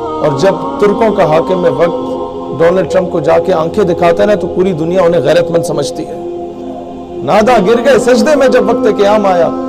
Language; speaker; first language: Urdu; non-native, local second language; Punjabi